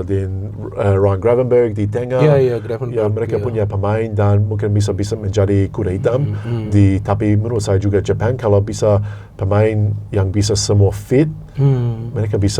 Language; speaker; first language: Indonesian; non-native, fluent; English